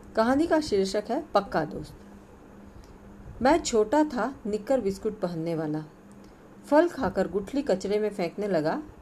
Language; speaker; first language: Hindi; non-native, local second language; Marathi